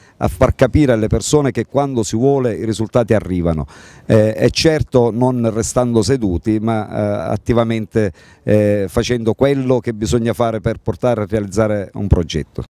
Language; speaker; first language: Italian; native; Italian